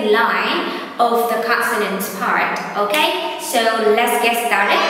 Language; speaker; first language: English; non-native, fluent; Vietnamese